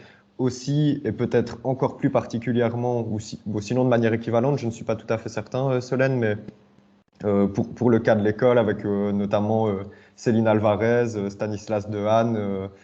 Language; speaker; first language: French; native; French